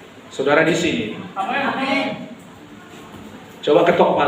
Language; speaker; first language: Indonesian; native; Indonesian